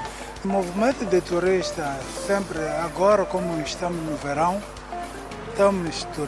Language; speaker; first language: Portuguese; non-native, local second language; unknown